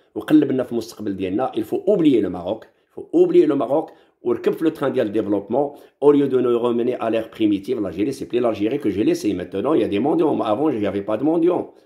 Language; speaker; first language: French; non-native, local second language; Arabic